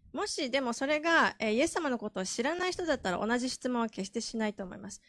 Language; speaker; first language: Japanese; native; Japanese